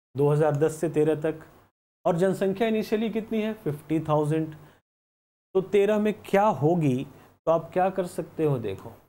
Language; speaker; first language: Hindi; native; Hindi